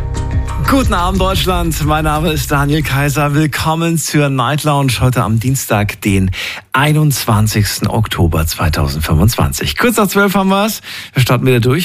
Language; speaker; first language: German; native; German